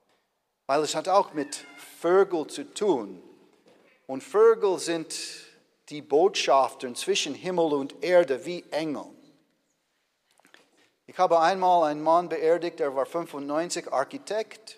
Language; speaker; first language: German; non-native, fluent; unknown